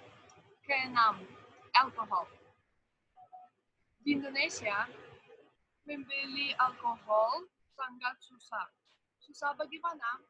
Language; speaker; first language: Indonesian; non-native, fluent; Russian